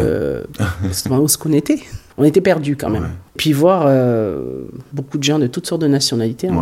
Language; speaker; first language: French; early bilingual, other home language; Hungarian